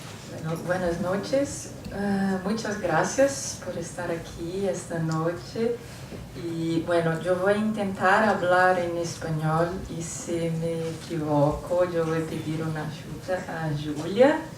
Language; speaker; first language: Spanish; non-native, fluent; Portuguese